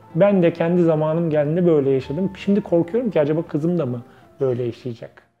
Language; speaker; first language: Turkish; native; Turkish